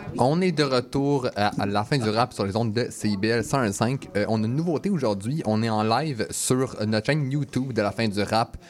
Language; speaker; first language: French; native; French